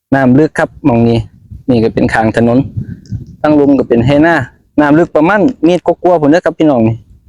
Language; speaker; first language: Thai; non-native, local second language; Northeastern Thai